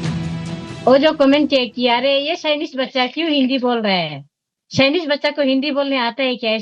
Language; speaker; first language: Hindi; non-native, local second language; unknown